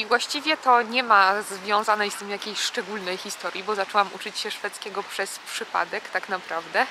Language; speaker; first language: Polish; native; Polish